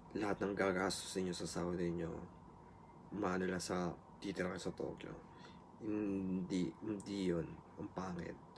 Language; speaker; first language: Filipino; native; Filipino